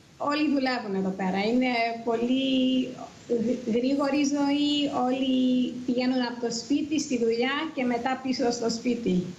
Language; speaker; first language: Greek; early bilingual, heritage; Greek